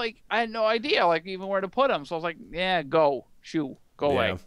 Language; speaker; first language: English; native; English